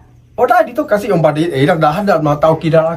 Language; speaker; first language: Filipino; non-native, learner; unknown